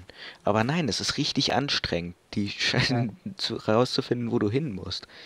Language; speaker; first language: German; native; German